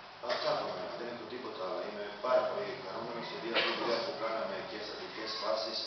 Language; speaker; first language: Greek; non-native, fluent; Serbian